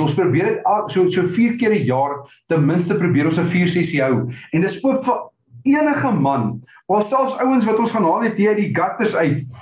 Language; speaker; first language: Afrikaans; early bilingual, heritage; Afrikaans